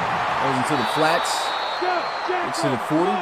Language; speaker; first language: English; native; English